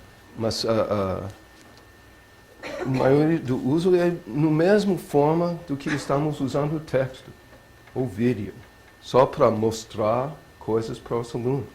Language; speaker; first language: Portuguese; non-native, learner; English